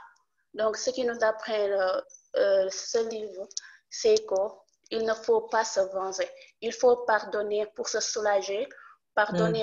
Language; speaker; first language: French; non-native, local second language; Wolof